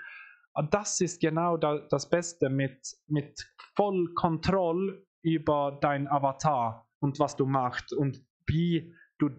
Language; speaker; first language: German; non-native, fluent; Swedish